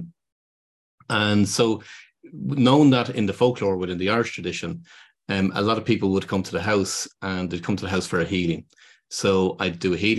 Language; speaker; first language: English; native; English